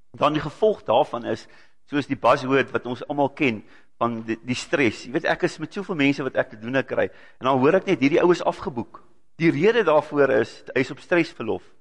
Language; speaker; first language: Afrikaans; native; Afrikaans